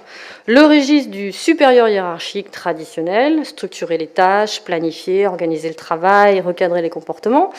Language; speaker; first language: French; native; French